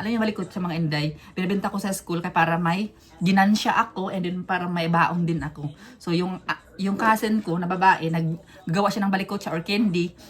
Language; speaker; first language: Filipino; non-native, local second language; Cebuano